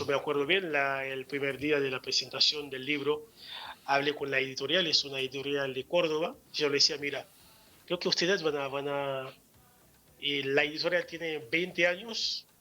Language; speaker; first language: Spanish; non-native, fluent; Haitian Creole